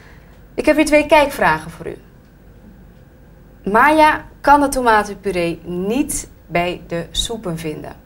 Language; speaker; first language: Dutch; native; Dutch